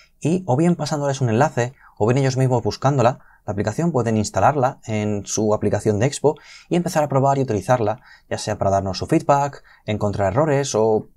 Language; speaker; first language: Spanish; native; Spanish